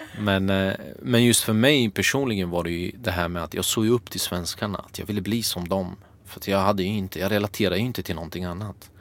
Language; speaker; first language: Swedish; early bilingual, other home language; Kurdish